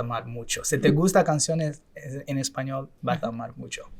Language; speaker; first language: Spanish; non-native, learner; Portuguese